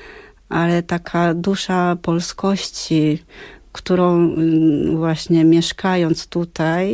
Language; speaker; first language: Polish; non-native, fluent; Japanese